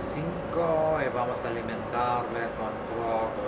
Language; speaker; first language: Spanish; non-native, fluent; English